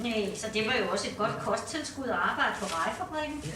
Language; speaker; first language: Danish; native; Danish